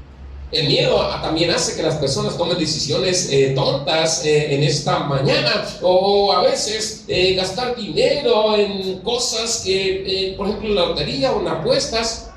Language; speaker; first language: Spanish; native; Spanish